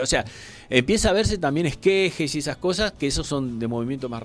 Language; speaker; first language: Spanish; native; Spanish